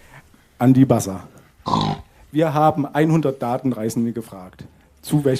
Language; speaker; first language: German; native; German